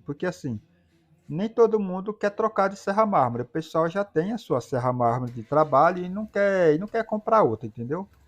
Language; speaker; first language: Portuguese; native; Portuguese